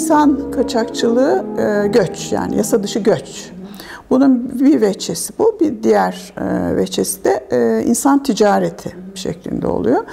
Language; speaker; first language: Turkish; native; Turkish